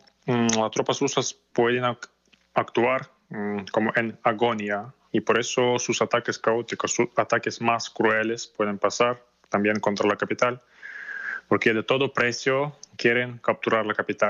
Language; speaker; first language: Spanish; non-native, fluent; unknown